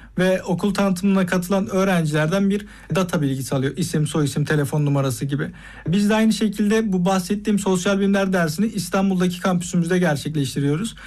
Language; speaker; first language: Turkish; native; Turkish